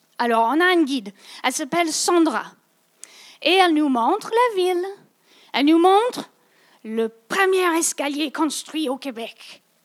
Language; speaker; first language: French; non-native, local second language; English